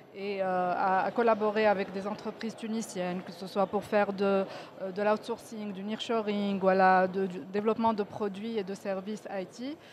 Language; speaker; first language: French; non-native, local second language; Arabic